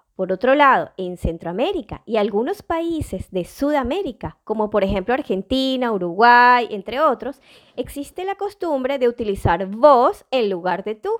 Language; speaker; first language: Spanish; native; Spanish